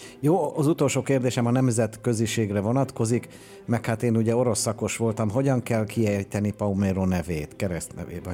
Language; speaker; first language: Hungarian; native; Hungarian